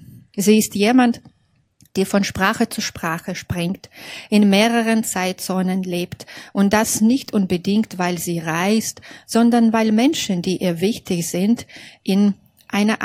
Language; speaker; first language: German; non-native, fluent; Belarusian